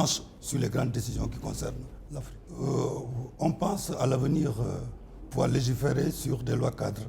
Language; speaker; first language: French; non-native, local second language; Wolof